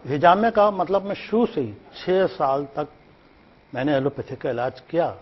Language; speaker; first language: Urdu; native; Urdu